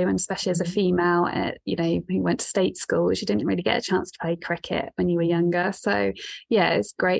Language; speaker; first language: English; native; English